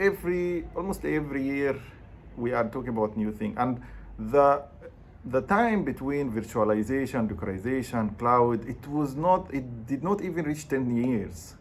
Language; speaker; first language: English; non-native, fluent; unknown